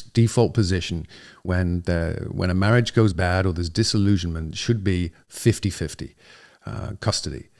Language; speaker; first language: English; native; English